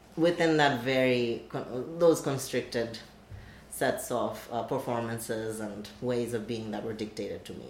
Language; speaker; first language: English; non-native, local second language; Bangla